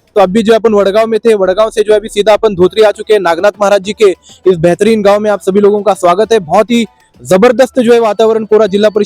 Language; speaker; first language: Hindi; non-native, local second language; Marathi